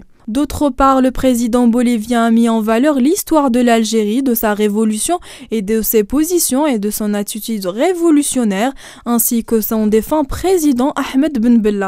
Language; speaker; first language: French; non-native, local second language; Arabic